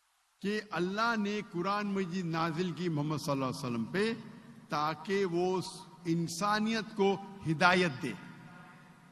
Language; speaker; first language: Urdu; non-native, local second language; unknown